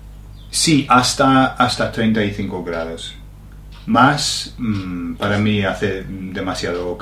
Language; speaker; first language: Spanish; non-native, fluent; English